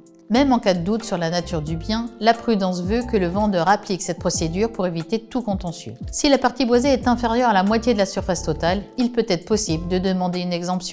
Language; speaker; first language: French; native; French